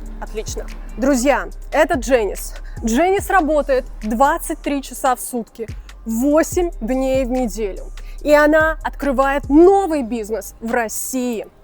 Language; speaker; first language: Russian; native; Russian